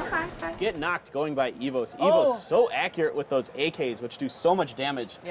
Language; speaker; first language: English; native; English